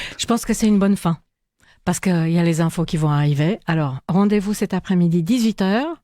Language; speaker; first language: French; non-native, fluent; Romanian